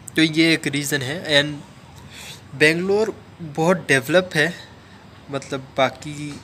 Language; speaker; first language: Hindi; non-native, local second language; Assamese